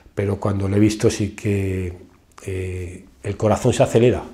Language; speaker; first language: Spanish; native; Spanish